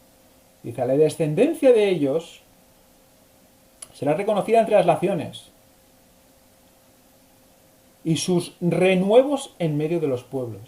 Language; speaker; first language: Spanish; native; Spanish